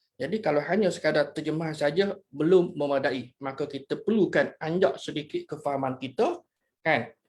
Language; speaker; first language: Malay; native; Malay